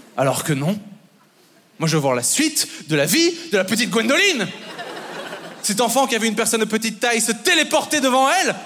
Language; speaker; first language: French; native; French